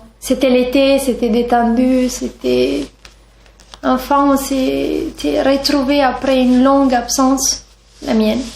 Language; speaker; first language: French; non-native, fluent; Italian